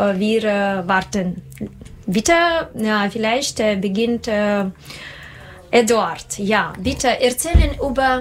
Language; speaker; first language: German; non-native, learner; Russian